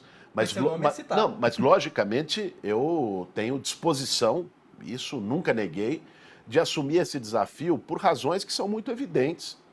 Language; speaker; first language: Portuguese; native; Portuguese